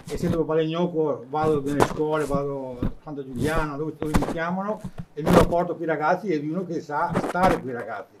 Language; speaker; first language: Italian; native; Italian